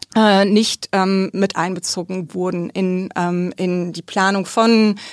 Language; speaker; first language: German; native; German